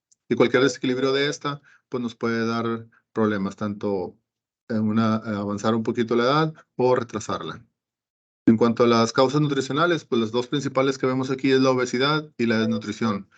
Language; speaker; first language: Spanish; native; Spanish